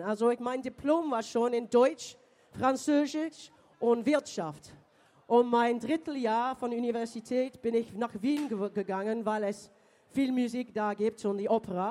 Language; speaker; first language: German; non-native, learner; English